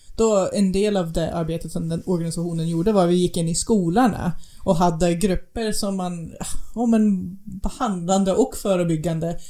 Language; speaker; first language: Swedish; non-native, fluent; English